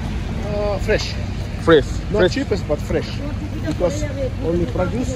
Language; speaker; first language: English; non-native, learner; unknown